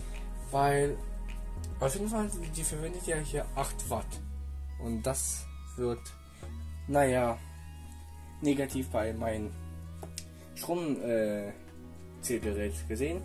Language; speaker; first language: German; non-native, fluent; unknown